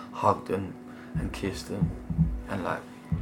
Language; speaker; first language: English; native; English